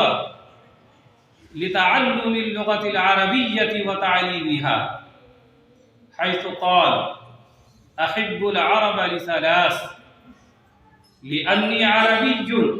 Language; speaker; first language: Arabic; non-native, fluent; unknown